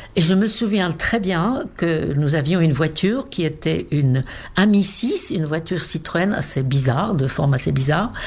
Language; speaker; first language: French; non-native, fluent; Czech